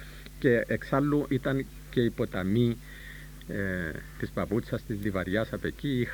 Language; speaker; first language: Greek; native; Greek